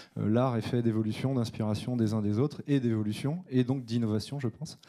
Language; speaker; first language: French; native; French